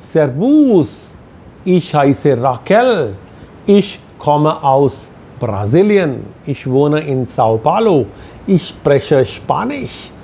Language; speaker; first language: German; non-native, fluent; Hindi